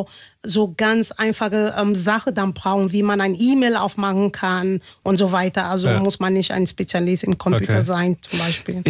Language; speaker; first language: German; non-native, fluent; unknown